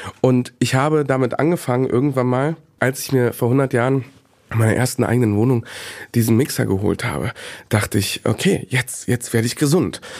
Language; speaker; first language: German; early bilingual, other home language; Bosnian